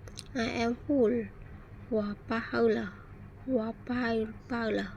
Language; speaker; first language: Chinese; non-native, learner; Khmer